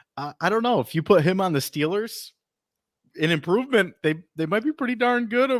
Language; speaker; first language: English; native; English